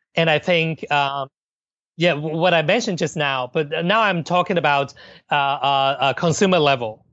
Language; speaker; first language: English; non-native, local second language; Cantonese